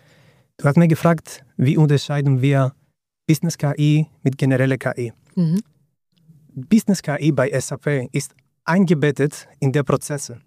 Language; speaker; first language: German; non-native, fluent; Greek